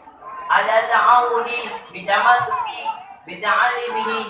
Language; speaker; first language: Arabic; non-native, learner; Achinese